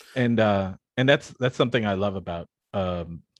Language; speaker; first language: English; non-native, fluent; Spanish